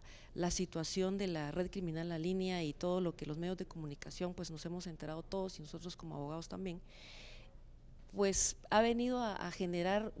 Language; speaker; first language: Spanish; native; Spanish